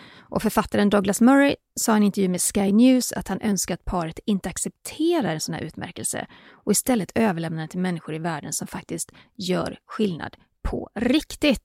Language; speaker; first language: Swedish; native; Swedish